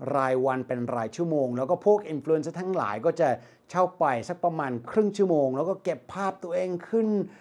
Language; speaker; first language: Thai; non-native, fluent; English